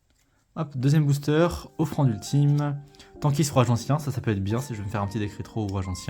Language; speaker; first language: French; native; French